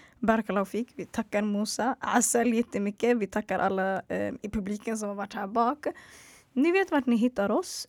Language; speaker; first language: Swedish; early bilingual, other home language; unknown